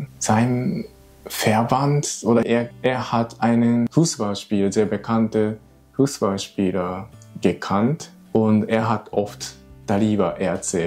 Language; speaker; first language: German; non-native, learner; Japanese